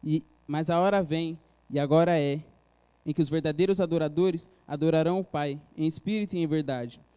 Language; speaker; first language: Portuguese; native; Portuguese